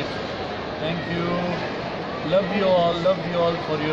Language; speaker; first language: English; non-native, fluent; Pashto